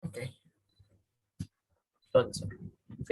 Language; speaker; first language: English; non-native, learner; Indonesian